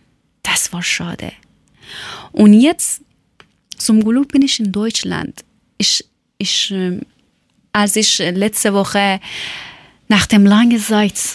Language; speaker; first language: German; non-native, learner; Persian